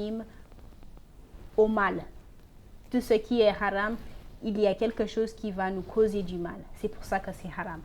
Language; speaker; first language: French; non-native, fluent; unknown